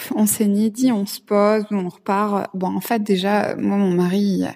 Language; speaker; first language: French; native; French